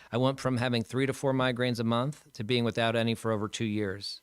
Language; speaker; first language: English; native; English